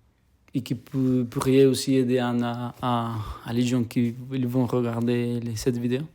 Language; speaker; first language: French; non-native, fluent; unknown